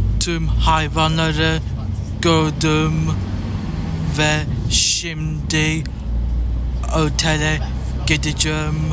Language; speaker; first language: Turkish; non-native, learner; English